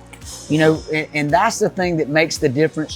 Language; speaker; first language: English; native; English